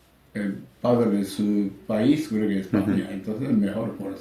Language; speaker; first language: Spanish; non-native, learner; Japanese